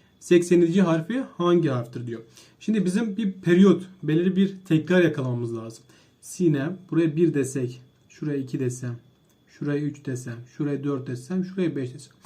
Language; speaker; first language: Turkish; native; Turkish